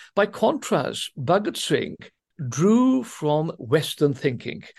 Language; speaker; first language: English; non-native, local second language; Swahili